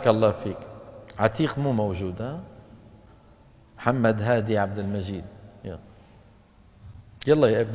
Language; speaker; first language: Arabic; native; Arabic